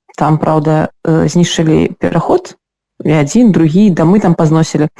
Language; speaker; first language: Belarusian; non-native, local second language; Russian